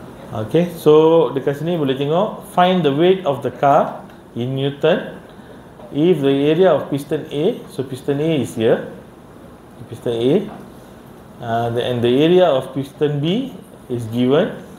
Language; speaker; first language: English; non-native, local second language; Malay